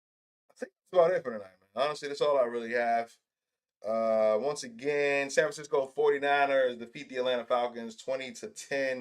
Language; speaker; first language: English; native; English